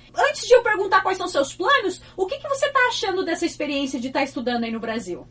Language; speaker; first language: Portuguese; native; Portuguese